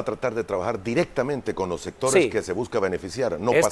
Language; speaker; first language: Spanish; native; Spanish